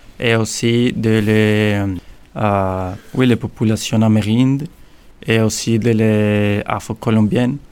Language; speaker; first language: French; non-native, learner; Spanish